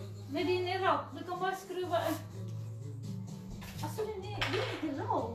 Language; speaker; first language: Swedish; non-native, learner; Cebuano